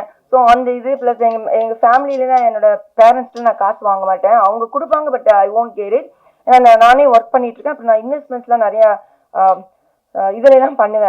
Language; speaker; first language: Tamil; early bilingual, heritage; Tamil